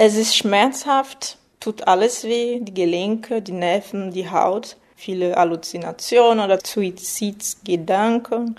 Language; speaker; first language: German; non-native, fluent; Portuguese